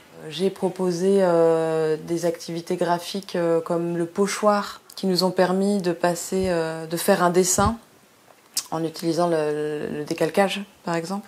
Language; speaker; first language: French; native; French